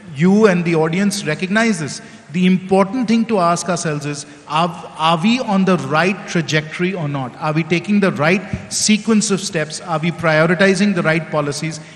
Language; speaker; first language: English; non-native, local second language; Hindi